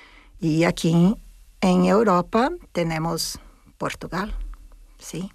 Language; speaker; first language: Spanish; non-native, fluent; Portuguese